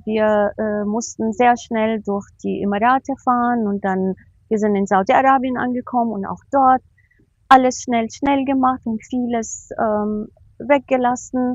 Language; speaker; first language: German; non-native, fluent; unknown